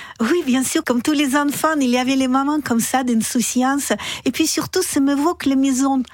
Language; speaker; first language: French; non-native, fluent; Russian